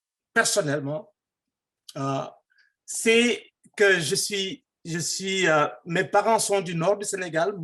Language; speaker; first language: French; non-native, local second language; Fula